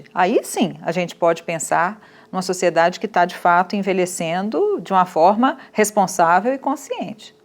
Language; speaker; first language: Portuguese; native; Portuguese